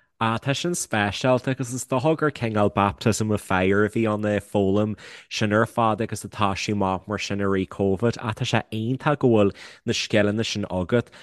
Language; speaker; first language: Irish; native; Irish